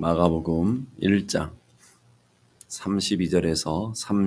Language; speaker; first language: Korean; native; Korean